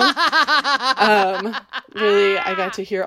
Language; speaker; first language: English; native; English